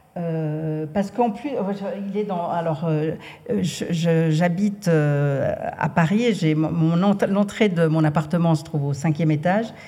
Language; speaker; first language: French; native; French